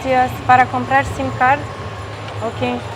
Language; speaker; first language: Spanish; non-native, learner; Romanian